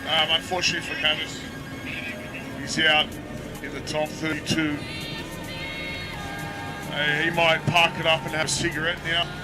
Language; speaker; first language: English; native; English